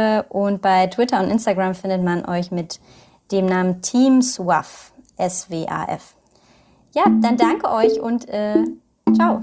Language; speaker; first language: German; native; German